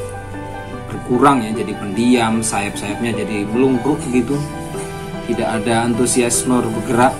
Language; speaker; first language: Indonesian; native; Indonesian